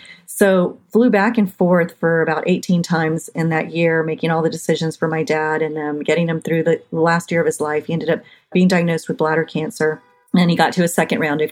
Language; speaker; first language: English; native; English